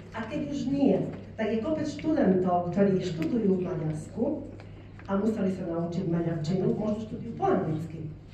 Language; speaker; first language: Slovak; non-native, local second language; Hungarian